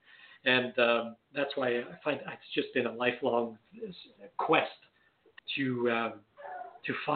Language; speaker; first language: English; non-native, fluent; French